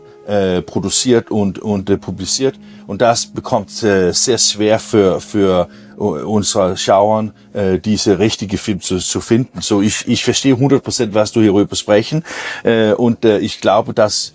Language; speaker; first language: German; non-native, learner; Danish